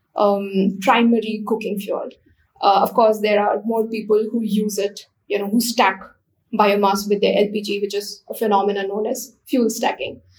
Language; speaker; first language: English; non-native, local second language; Hindi